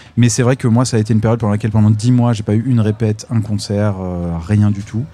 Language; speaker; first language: French; native; French